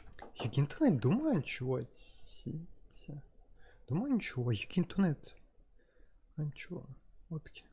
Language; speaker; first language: Korean; non-native, learner; Russian